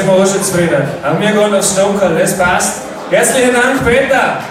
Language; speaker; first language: German; native; German